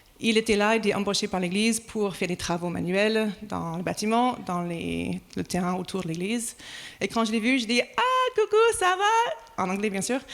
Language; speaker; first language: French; non-native, fluent; English